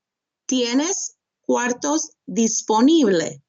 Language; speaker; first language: Spanish; non-native, fluent; English